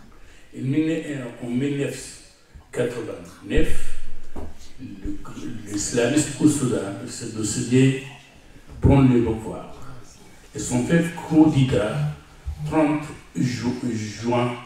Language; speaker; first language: French; non-native, learner; Arabic